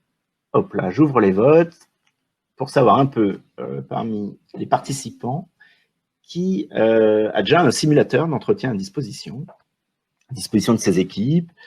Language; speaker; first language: French; native; French